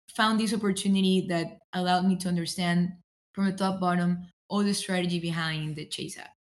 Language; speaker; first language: English; non-native, fluent; Spanish